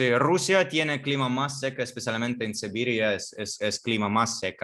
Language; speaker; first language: Spanish; non-native, fluent; Russian